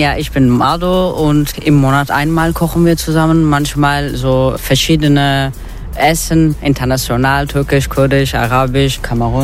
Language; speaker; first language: German; non-native, fluent; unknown